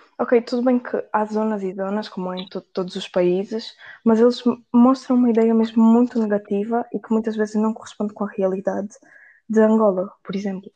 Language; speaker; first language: Portuguese; native; Portuguese